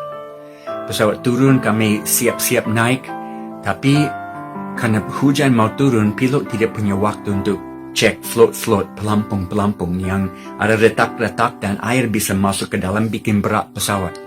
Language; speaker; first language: Indonesian; non-native, fluent; English